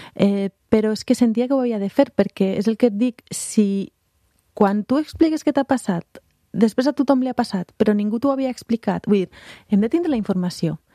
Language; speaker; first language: Catalan; native; Catalan